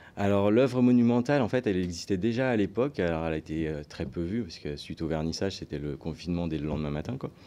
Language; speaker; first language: French; native; French